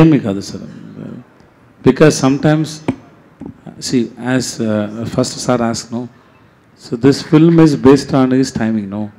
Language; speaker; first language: Telugu; non-native, local second language; Tamil